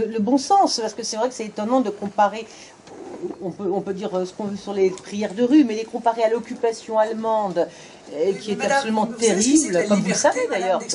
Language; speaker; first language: French; native; French